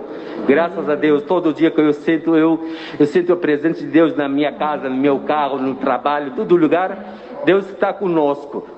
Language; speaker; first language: Portuguese; non-native, fluent; Arabic